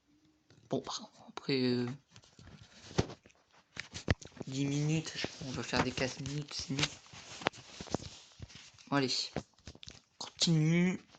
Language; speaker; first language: French; native; French